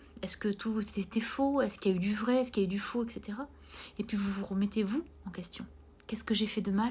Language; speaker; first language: French; native; French